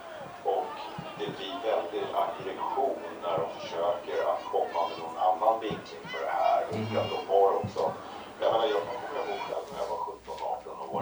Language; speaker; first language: Swedish; native; Swedish